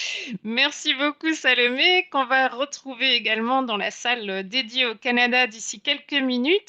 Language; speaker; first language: French; native; French